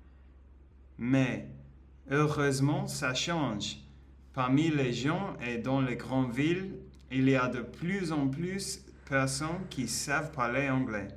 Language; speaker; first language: French; non-native, learner; Spanish